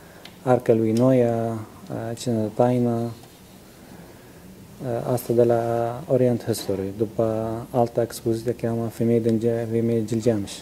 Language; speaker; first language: Romanian; non-native, learner; Arabic